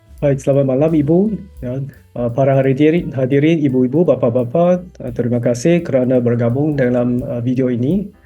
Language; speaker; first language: Malay; non-native, local second language; Chinese